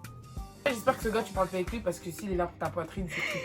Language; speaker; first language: French; native; French